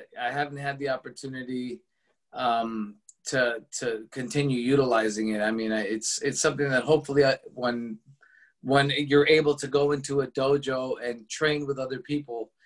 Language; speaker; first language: English; early bilingual, other home language; Spanish